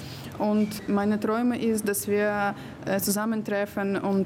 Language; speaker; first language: German; non-native, learner; Ukrainian